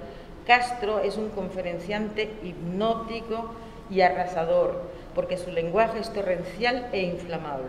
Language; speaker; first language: Spanish; native; Spanish